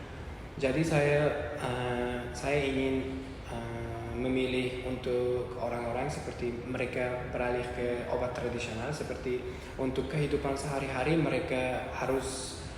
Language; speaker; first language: Indonesian; non-native, learner; Uzbek